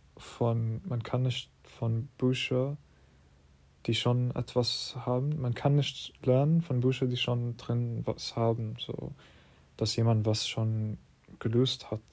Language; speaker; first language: German; non-native, fluent; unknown